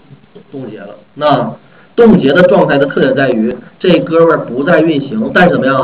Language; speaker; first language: Chinese; native; Chinese